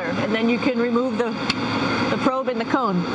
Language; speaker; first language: English; native; English